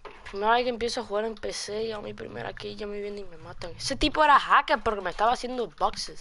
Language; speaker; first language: Spanish; early bilingual, other home language; English